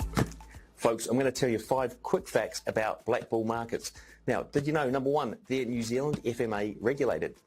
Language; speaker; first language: English; native; English